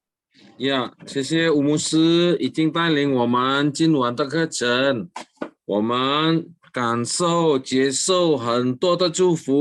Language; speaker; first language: Chinese; early bilingual, heritage; Chinese